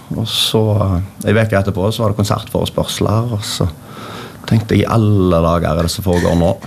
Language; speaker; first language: Norwegian; native; Norwegian